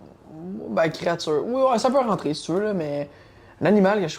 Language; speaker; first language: French; native; French